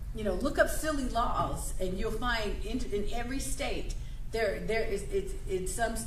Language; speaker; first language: English; native; English